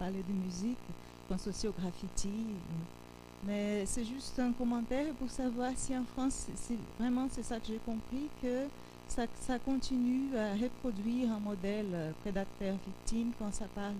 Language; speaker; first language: French; non-native, fluent; Portuguese